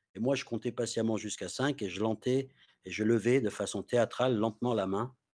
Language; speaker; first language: French; non-native, fluent; English